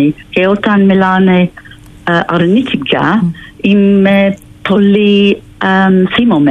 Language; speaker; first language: Greek; non-native, learner; English